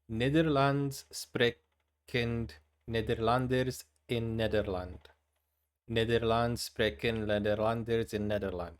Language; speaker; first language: Dutch; non-native, learner; Portuguese